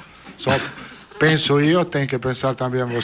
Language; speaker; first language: Portuguese; non-native, fluent; Italian